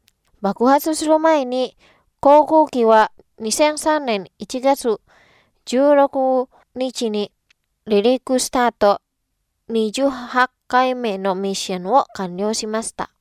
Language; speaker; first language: Japanese; non-native, fluent; Indonesian